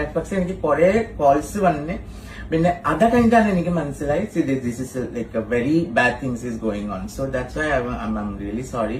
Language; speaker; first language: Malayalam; non-native, local second language; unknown